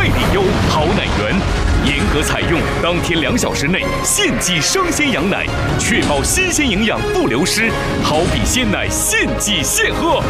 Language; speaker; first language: Chinese; native; Chinese